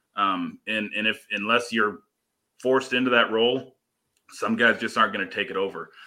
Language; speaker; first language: English; native; English